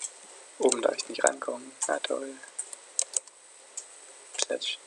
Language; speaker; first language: German; native; German